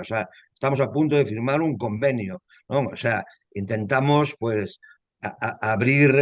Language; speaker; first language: Spanish; native; Spanish